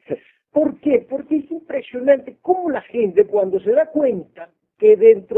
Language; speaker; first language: Spanish; native; Spanish